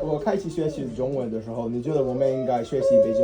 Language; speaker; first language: Chinese; non-native, fluent; English